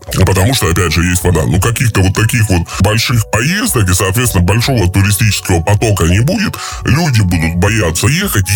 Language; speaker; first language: Russian; native; Russian